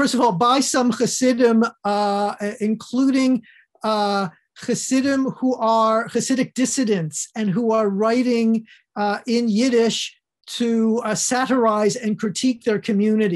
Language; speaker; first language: English; native; English